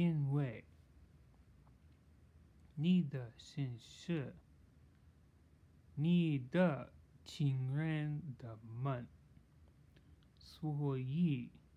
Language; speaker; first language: Chinese; non-native, learner; English